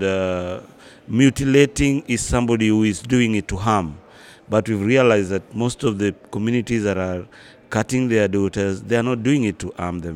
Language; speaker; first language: English; non-native, local second language; Luo (Kenya and Tanzania)